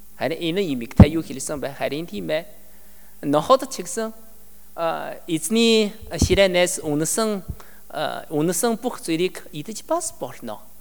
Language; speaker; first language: Mongolian; non-native, learner; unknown